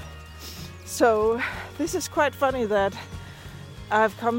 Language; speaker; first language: English; non-native, fluent; Danish